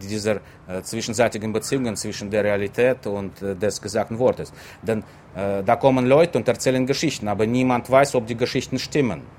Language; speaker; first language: German; non-native, fluent; Russian